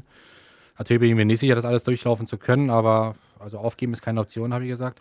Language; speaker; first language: German; native; German